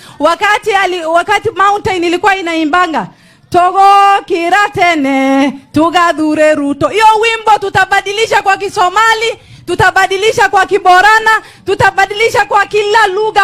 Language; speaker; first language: Swahili; non-native, local second language; Somali